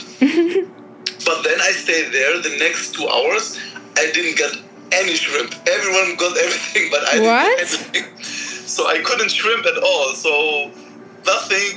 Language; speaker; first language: English; non-native, fluent; Arabic